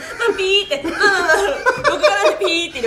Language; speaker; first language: Japanese; native; Japanese